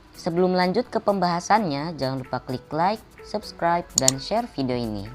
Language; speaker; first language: Indonesian; native; Indonesian